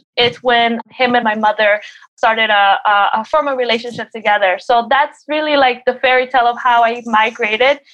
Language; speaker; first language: English; early bilingual, other home language; Spanish